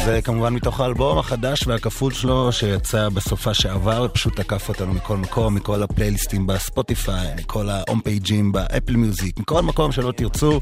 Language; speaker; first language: Hebrew; native; Hebrew